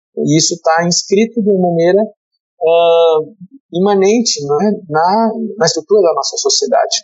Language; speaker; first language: Portuguese; native; Portuguese